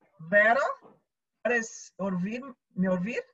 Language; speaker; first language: Spanish; non-native, local second language; Portuguese